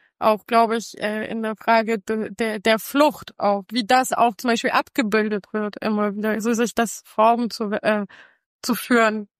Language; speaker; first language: German; non-native, fluent; Russian